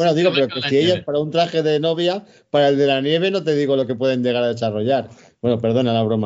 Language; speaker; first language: Spanish; native; Spanish